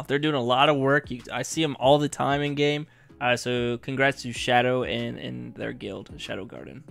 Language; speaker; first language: English; native; English